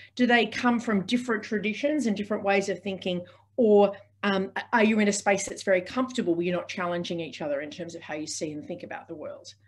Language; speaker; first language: English; native; English